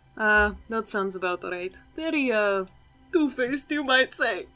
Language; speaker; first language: English; native; English